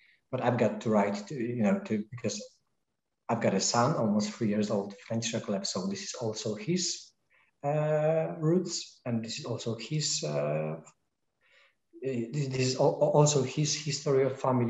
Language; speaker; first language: English; non-native, fluent; Polish